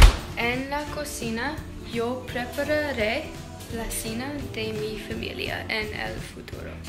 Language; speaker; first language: Spanish; non-native, learner; English